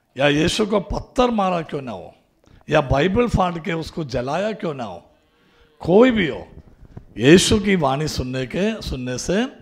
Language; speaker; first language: Hindi; non-native, local second language; Malayalam